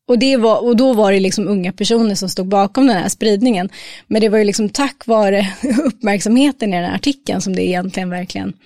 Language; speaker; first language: Swedish; native; Swedish